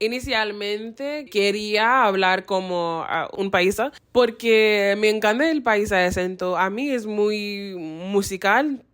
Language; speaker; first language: Spanish; non-native, learner; English